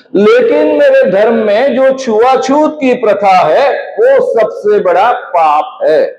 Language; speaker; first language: Hindi; non-native, local second language; Marathi